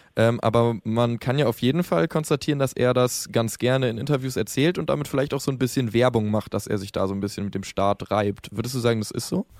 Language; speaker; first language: German; native; German